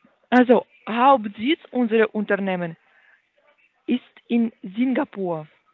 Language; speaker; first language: German; non-native, learner; Russian